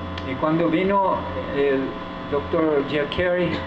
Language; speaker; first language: Spanish; non-native, fluent; English